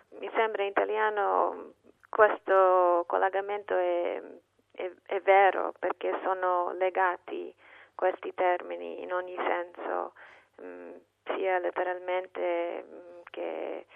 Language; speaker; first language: Italian; non-native, fluent; English